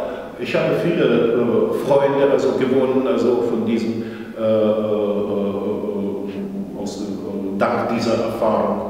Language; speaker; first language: German; non-native, fluent; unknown